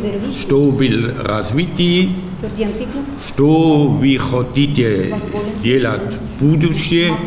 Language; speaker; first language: Russian; non-native, learner; German